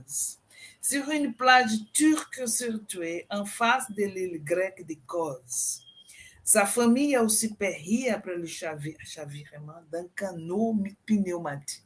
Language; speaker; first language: French; non-native, fluent; Portuguese